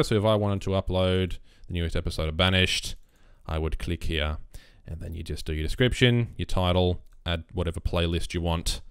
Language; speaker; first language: English; native; English